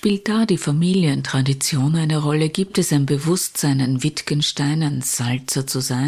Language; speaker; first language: German; native; German